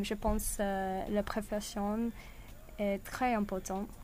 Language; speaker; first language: French; non-native, learner; English